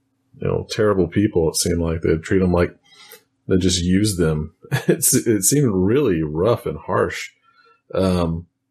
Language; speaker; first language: English; native; English